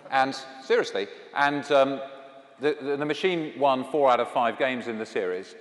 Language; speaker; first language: English; native; English